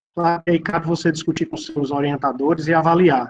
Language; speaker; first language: Portuguese; native; Portuguese